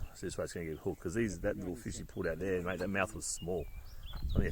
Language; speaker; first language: English; native; English